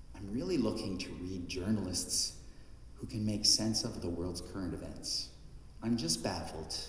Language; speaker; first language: English; native; English